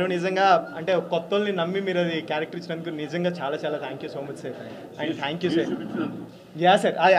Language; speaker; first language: Telugu; native; Telugu